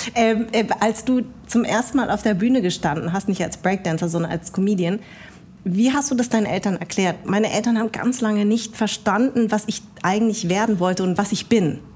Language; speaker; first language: German; early bilingual, other home language; Vietnamese